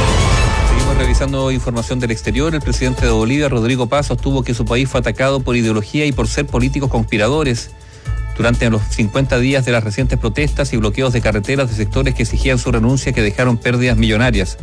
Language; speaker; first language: Spanish; native; Spanish